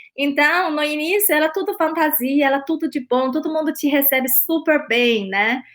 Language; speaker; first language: Portuguese; non-native, fluent; Chinese